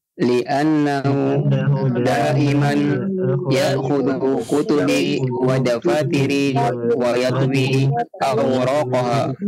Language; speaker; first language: Arabic; non-native, learner; Indonesian